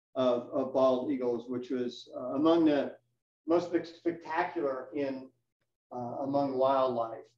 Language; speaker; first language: English; native; English